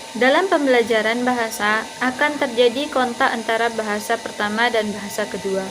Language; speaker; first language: Indonesian; non-native, local second language; Minangkabau